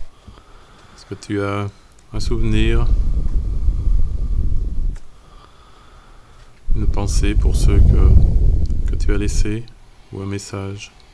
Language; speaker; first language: French; native; French